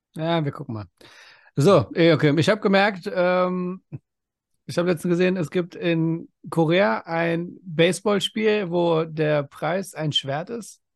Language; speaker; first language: German; early bilingual, other home language; Persian